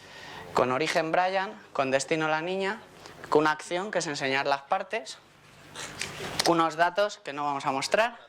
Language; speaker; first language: Spanish; native; Spanish